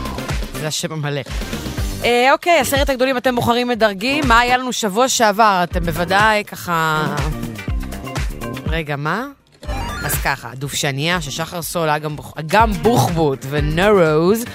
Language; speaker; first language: Hebrew; native; Hebrew